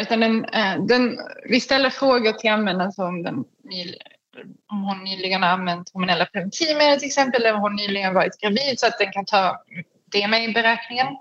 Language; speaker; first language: Swedish; native; Swedish